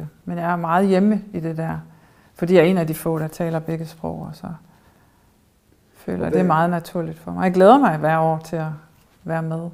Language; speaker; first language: Danish; early bilingual, heritage; German